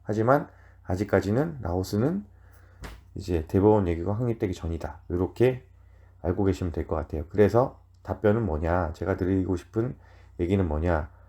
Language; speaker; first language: Korean; native; Korean